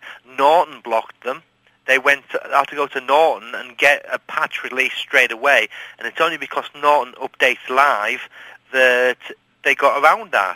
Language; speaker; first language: English; native; English